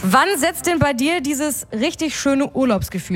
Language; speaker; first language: German; native; German